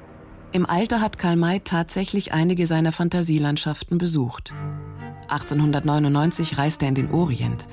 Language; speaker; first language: German; native; German